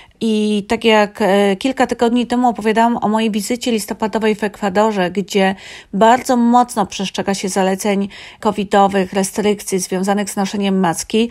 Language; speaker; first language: Polish; native; Polish